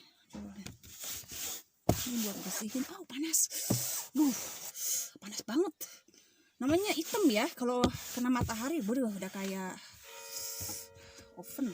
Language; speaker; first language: Indonesian; native; Indonesian